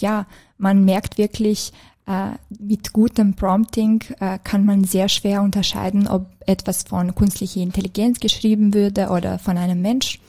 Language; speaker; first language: German; non-native, fluent; Serbian